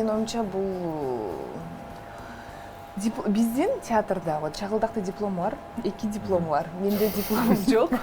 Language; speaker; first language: Kyrgyz; non-native, local second language; Russian